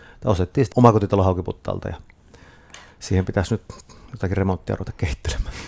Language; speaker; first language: Finnish; native; Finnish